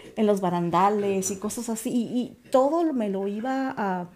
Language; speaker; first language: Spanish; native; Spanish